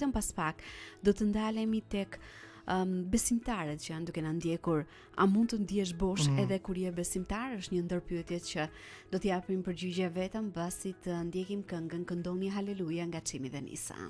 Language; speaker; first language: Albanian; native; Albanian